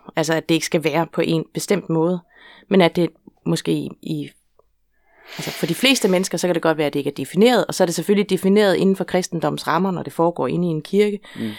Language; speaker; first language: Danish; native; Danish